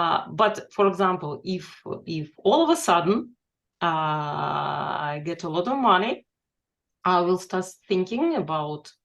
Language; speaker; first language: English; non-native, fluent; Russian